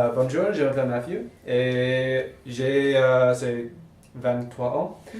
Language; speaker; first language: French; non-native, learner; English